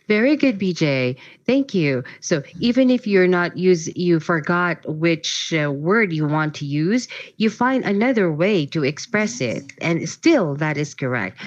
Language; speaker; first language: English; non-native, fluent; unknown